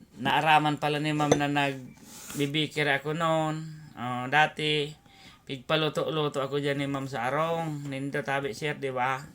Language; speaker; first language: Filipino; non-native, local second language; Bikol